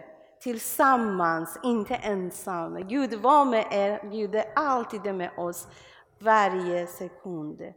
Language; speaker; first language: Swedish; non-native, learner; Persian